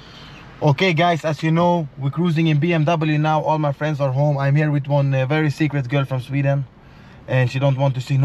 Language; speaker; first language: English; non-native, fluent; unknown